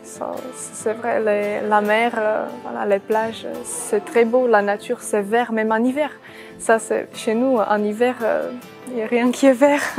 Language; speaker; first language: French; non-native, fluent; Czech